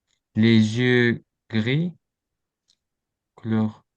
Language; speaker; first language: French; non-native, learner; Azerbaijani